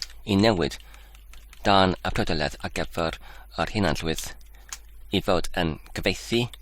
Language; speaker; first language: Welsh; non-native, learner; English